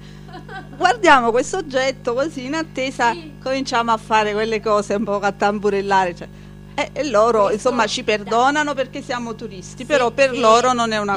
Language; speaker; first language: Italian; native; Italian